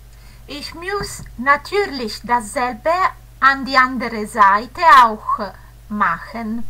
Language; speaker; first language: German; non-native, fluent; Italian